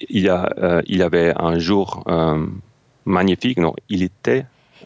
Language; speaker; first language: French; non-native, fluent; German